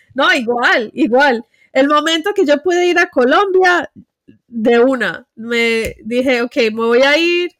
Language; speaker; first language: Spanish; early bilingual, heritage; Spanish